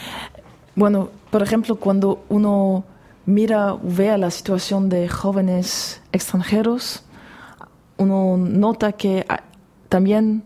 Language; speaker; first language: Spanish; non-native, fluent; German